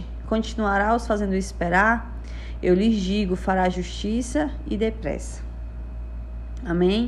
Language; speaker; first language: Portuguese; native; Portuguese